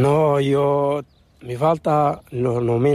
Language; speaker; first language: Spanish; non-native, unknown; Arabic